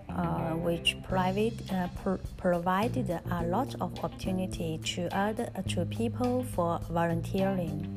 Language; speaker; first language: English; non-native, learner; Chinese